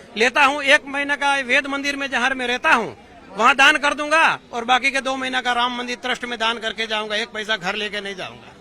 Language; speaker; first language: Hindi; non-native, local second language; Gujarati